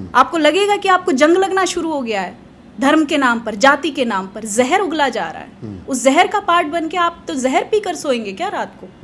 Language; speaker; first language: Hindi; native; Hindi